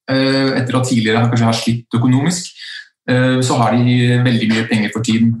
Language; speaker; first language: Norwegian; early bilingual, other home language; Icelandic